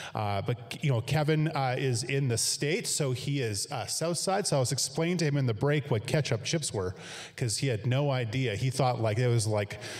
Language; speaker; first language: English; native; English